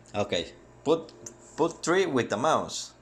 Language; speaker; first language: English; non-native, learner; Spanish